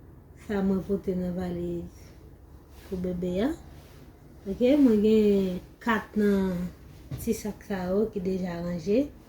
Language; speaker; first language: French; non-native, learner; Haitian Creole